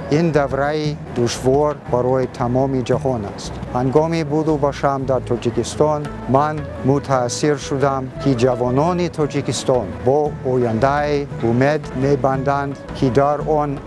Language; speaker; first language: Tajik; non-native, learner; English